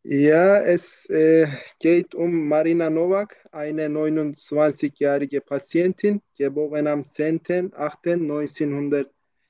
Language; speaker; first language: German; non-native, learner; Turkish